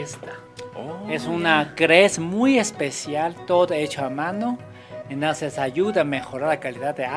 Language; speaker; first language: Spanish; non-native, learner; Chinese